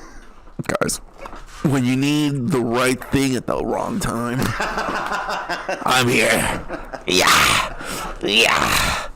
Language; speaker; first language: English; native; English